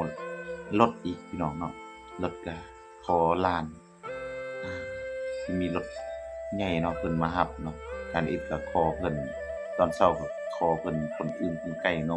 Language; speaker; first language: Thai; non-native, local second language; Lao